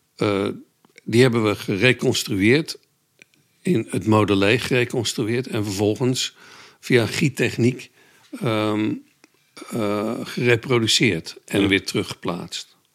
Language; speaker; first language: Dutch; native; Dutch